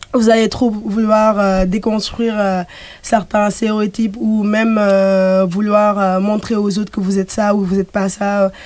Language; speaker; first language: French; non-native, local second language; Wolof